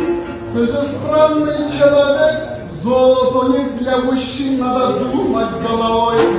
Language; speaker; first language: Russian; non-native, local second language; Kyrgyz